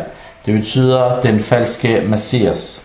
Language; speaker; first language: Danish; early bilingual, other home language; Arabic